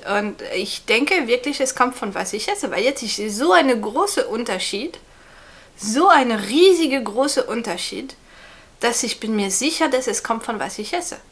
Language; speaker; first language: German; non-native, fluent; French